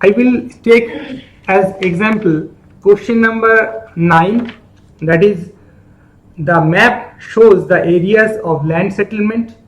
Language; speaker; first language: English; non-native, local second language; Bangla